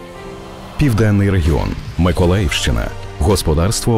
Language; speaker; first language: Ukrainian; native; Ukrainian